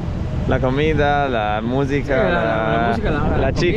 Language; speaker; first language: Spanish; non-native, learner; Arabic